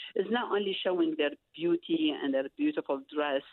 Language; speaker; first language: English; non-native, fluent; Arabic